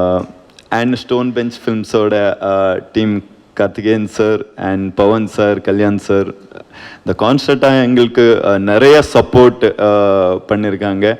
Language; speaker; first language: Tamil; non-native, learner; Kannada